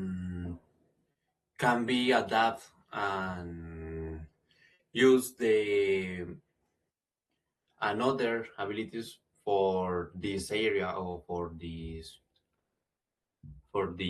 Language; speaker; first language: English; non-native, learner; Spanish